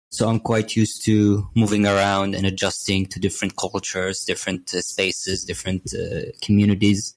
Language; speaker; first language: English; non-native, fluent; Arabic